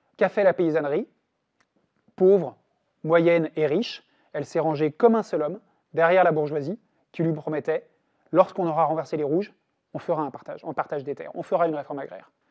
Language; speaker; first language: French; native; French